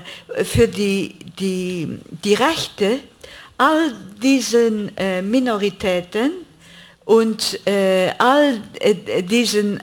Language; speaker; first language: German; non-native, fluent; Greek